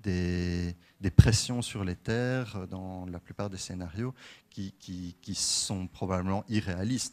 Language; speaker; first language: French; native; French